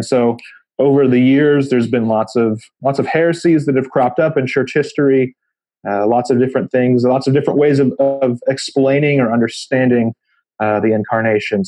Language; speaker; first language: English; native; English